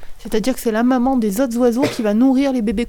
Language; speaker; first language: French; native; French